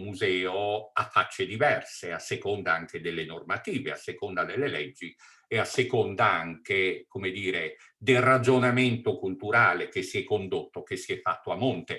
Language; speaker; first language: Italian; native; Italian